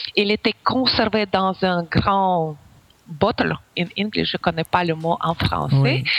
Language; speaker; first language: French; non-native, fluent; Ukrainian